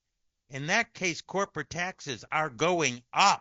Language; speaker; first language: English; native; English